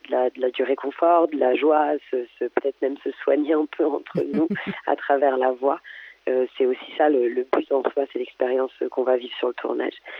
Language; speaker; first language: French; native; French